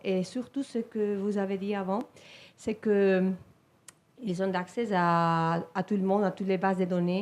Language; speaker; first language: French; non-native, fluent; Spanish